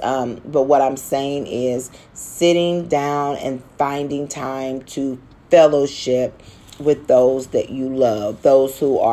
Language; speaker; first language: English; native; English